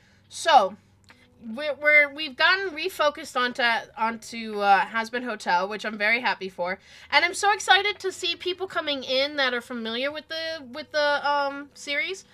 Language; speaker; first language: English; native; English